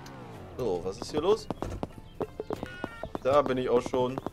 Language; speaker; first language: German; native; German